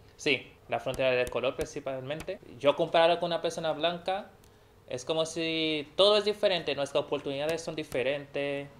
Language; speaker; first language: Spanish; native; Spanish